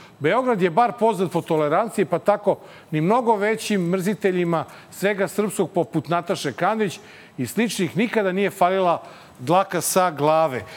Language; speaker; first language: Serbian; native; Serbian